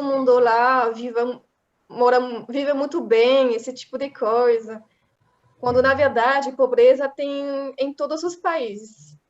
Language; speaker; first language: Portuguese; non-native, fluent; French